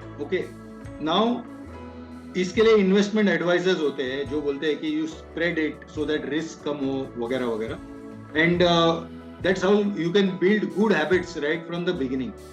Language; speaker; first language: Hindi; non-native, local second language; Kannada